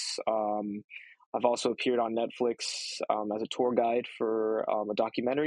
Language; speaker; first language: English; early bilingual, other home language; Korean